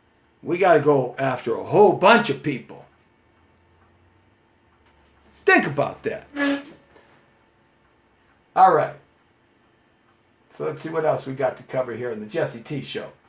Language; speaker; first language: English; native; English